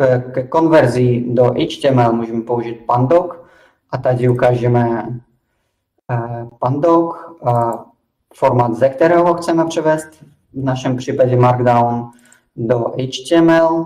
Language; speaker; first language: Czech; non-native, fluent; Russian